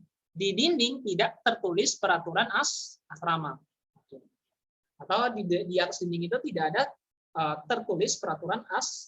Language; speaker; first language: Indonesian; native; Indonesian